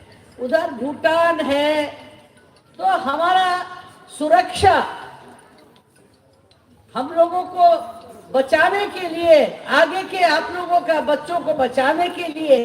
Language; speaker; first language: Hindi; non-native, local second language; Bangla